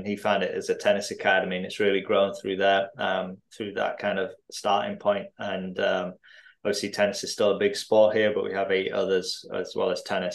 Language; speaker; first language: English; native; English